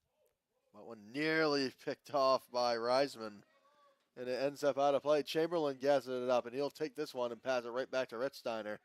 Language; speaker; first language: English; native; English